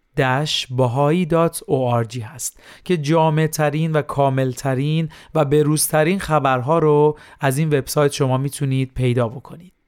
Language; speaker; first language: Persian; native; Persian